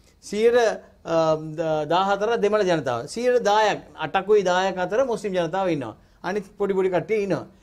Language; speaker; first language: Sinhala; non-native, local second language; Tamil